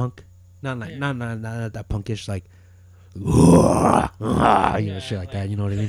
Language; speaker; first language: English; native; English